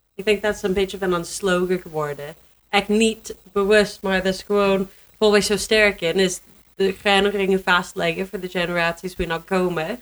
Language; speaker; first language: Dutch; non-native, learner; English